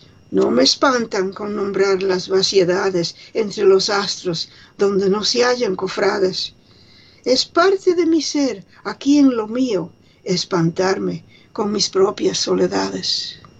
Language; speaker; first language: Spanish; early bilingual, heritage; Spanish